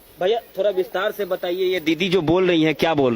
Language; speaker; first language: Hindi; native; Hindi